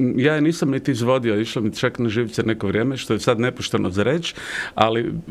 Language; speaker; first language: Croatian; native; Croatian